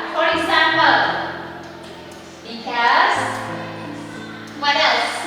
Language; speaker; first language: English; non-native, fluent; Indonesian